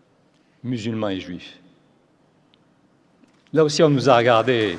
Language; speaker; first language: French; non-native, local second language; Arabic